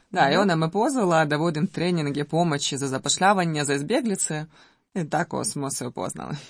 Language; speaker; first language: Croatian; non-native, learner; Russian